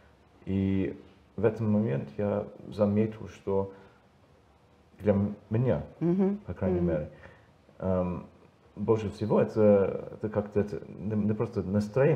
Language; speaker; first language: Russian; non-native, learner; English